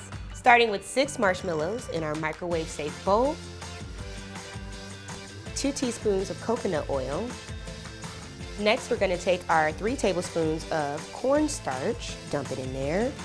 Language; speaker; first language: English; native; English